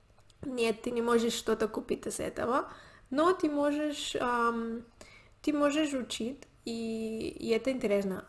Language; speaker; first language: Russian; non-native, learner; Spanish